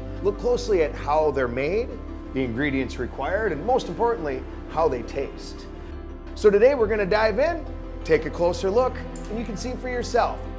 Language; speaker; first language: English; native; English